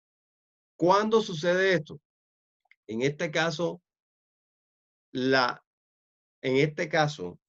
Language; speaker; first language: Spanish; native; Spanish